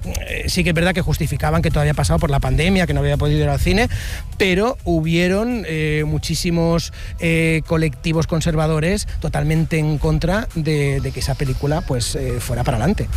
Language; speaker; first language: Spanish; native; Spanish